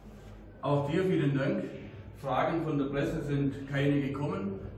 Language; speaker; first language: German; native; German